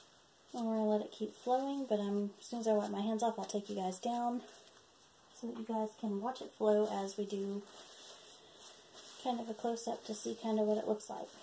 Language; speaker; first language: English; native; English